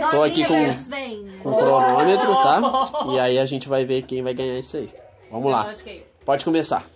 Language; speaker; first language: Portuguese; native; Portuguese